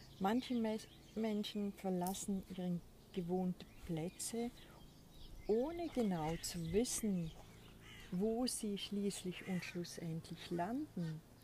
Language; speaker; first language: German; native; German